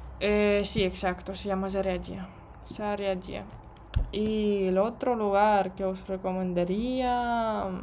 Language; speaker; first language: Spanish; non-native, fluent; Russian